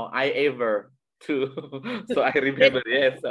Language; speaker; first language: English; non-native, learner; Indonesian